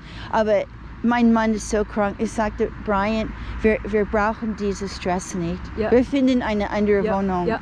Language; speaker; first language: German; non-native, fluent; English